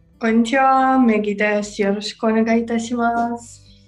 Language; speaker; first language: Japanese; non-native, learner; Georgian